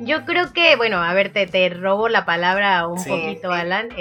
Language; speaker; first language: Spanish; native; Spanish